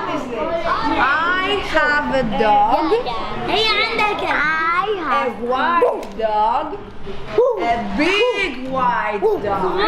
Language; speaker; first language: English; non-native, fluent; Greek